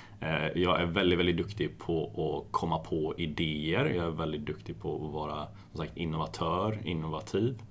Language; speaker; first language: Swedish; native; Swedish